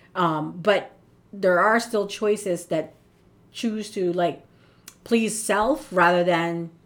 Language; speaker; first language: English; non-native, local second language; Filipino